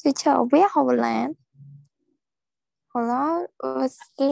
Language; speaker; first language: English; non-native, learner; Khmer